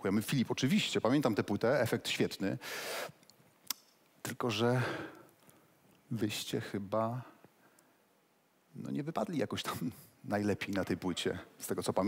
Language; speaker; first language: Polish; native; Polish